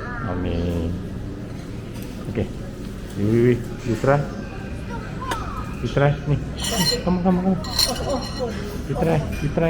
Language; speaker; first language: English; non-native, local second language; Malay